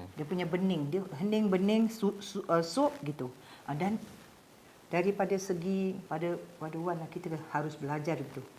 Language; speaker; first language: Malay; native; Malay